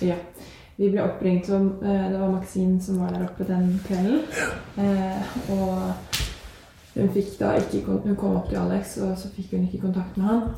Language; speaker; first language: Norwegian; native; Norwegian